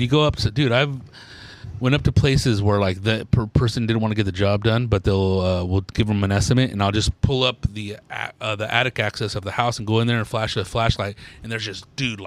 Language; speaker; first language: English; early bilingual, other home language; Spanish